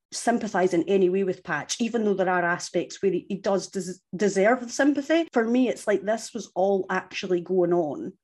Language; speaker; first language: English; native; English